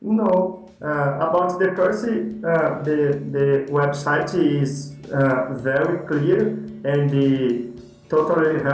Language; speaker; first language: English; non-native, learner; Portuguese